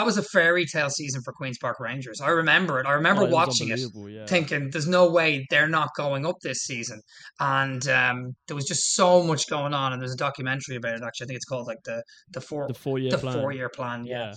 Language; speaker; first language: English; native; English